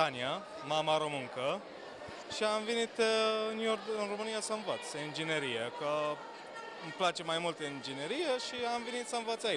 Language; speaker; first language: Romanian; early bilingual, heritage; Arabic